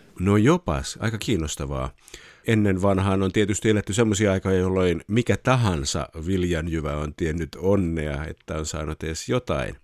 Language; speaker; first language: Finnish; native; Finnish